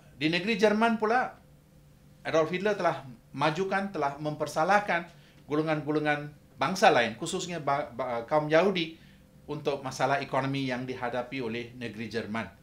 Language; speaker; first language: Malay; non-native, local second language; Tamil